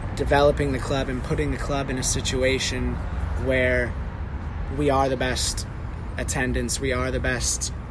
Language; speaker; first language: English; native; English